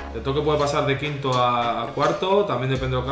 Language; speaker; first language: Spanish; native; Spanish